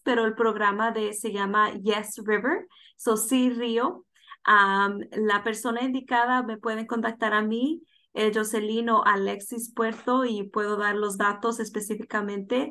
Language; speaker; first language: Spanish; early bilingual, heritage; Spanish